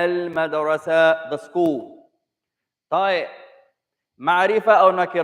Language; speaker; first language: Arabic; non-native, fluent; English